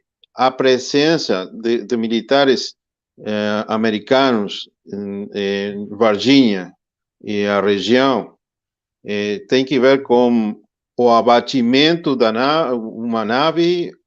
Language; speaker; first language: Portuguese; non-native, fluent; Spanish